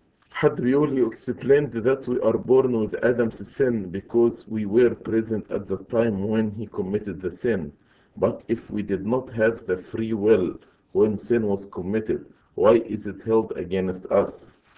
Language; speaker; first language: English; non-native, fluent; Arabic